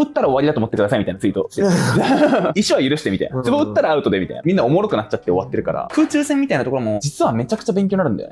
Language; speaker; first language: Japanese; native; Japanese